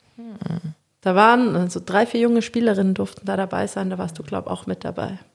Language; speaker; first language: German; native; German